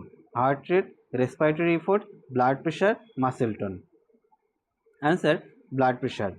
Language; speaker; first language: English; non-native, local second language; Bangla